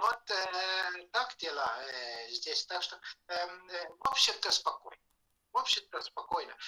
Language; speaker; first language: Russian; non-native, fluent; Estonian